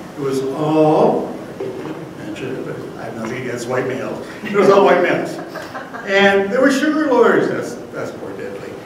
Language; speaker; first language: English; native; English